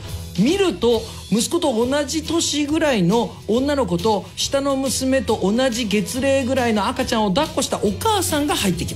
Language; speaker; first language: Japanese; native; Japanese